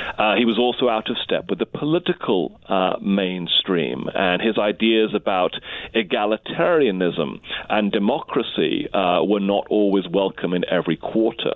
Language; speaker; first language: English; native; English